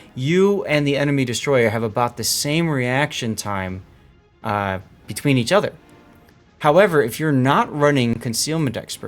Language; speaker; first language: English; native; English